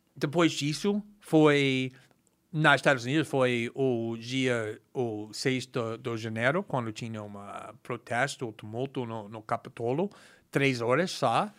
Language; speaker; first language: Portuguese; non-native, fluent; English